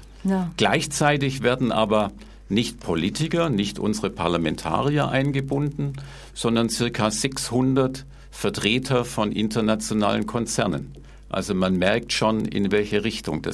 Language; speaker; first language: German; native; German